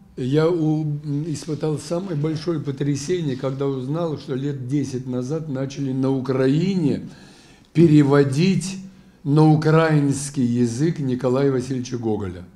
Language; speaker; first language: Russian; native; Russian